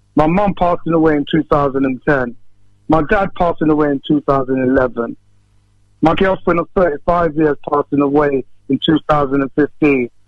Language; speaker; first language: English; native; English